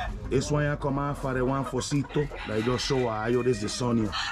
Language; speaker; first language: English; early bilingual, other home language; Spanish